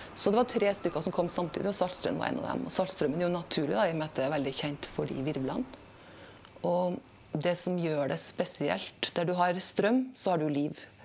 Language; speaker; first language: Norwegian; native; Norwegian